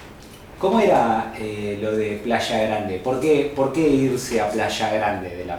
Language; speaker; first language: Spanish; native; Spanish